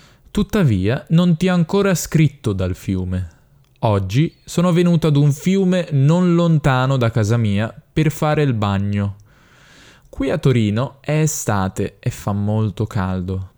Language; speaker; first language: Italian; native; Italian